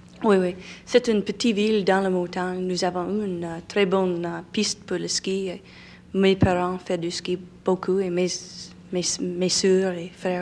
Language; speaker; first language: French; non-native, learner; English